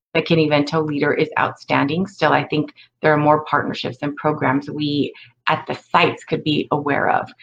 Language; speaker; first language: English; native; English